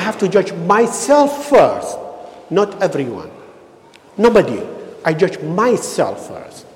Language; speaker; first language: English; non-native, learner; Arabic